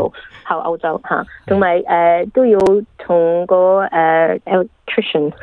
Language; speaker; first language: Cantonese; early bilingual, heritage; English